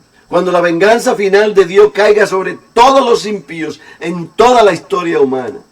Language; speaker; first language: Spanish; native; Spanish